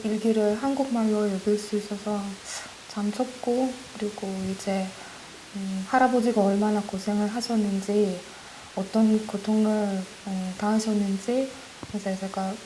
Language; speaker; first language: Korean; non-native, fluent; Russian